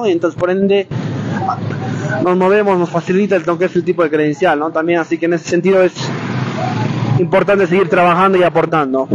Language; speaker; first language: Spanish; native; Spanish